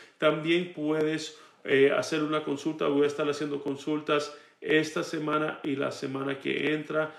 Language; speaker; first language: Spanish; early bilingual, heritage; Spanish